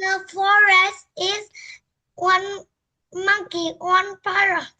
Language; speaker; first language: English; non-native, learner; Vietnamese